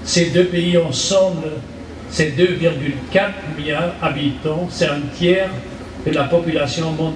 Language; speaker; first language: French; non-native, fluent; German